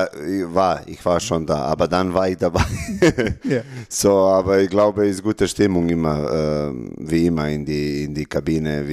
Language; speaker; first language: German; non-native, learner; Serbian